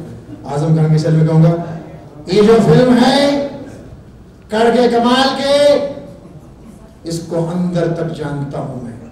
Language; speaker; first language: Hindi; native; Hindi